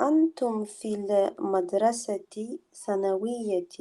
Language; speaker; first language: Arabic; non-native, learner; English